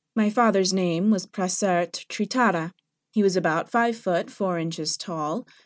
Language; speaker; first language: English; non-native, fluent; Thai